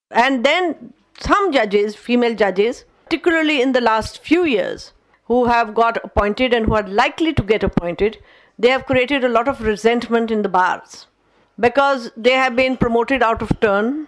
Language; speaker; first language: English; non-native, local second language; Urdu